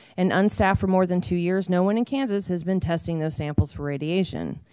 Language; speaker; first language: English; native; English